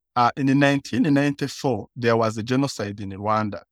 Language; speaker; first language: English; early bilingual, other home language; Kinyarwanda